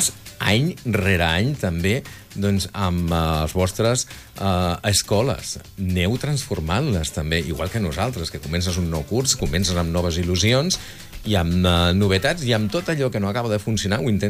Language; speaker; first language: Catalan; native; Catalan